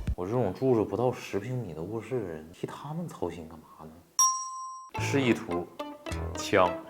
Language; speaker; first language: Chinese; native; Chinese